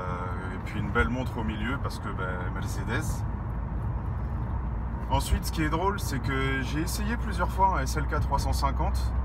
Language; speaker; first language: French; native; French